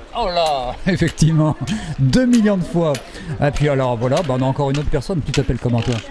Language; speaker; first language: French; native; French